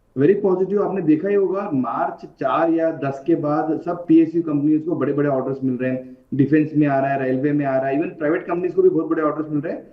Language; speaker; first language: Hindi; non-native, local second language; Kannada